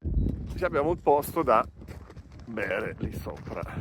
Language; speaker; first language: Italian; non-native, learner; German